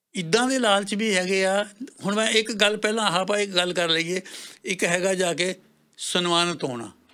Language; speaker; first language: Punjabi; native; Punjabi